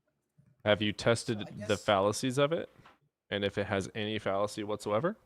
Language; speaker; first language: English; native; English